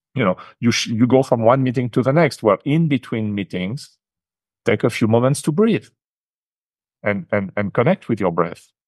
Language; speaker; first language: English; non-native, fluent; French